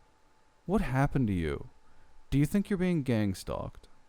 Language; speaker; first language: English; native; English